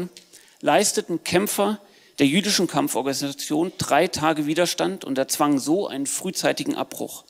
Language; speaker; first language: German; native; German